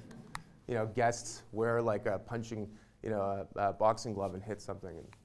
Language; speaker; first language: English; native; English